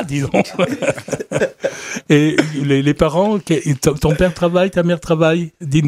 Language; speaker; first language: French; native; French